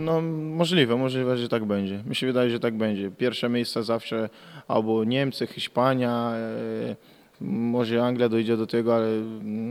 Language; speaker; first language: Polish; non-native, fluent; Portuguese